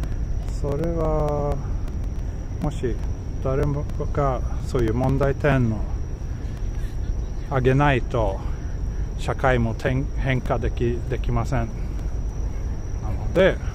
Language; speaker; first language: Japanese; non-native, fluent; Swedish